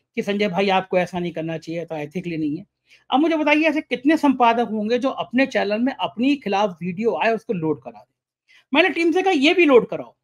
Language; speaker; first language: Hindi; native; Hindi